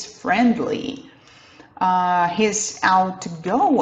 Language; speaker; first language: English; non-native, fluent; Portuguese